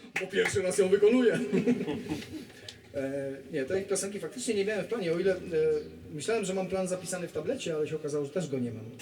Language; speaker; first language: Polish; native; Polish